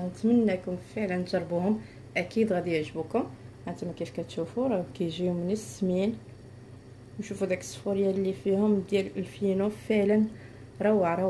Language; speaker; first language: Arabic; native; Arabic